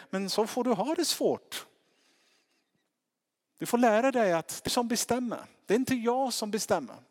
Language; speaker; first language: Swedish; non-native, fluent; English